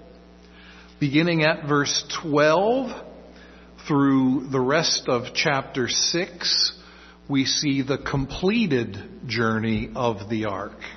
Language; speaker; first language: English; native; English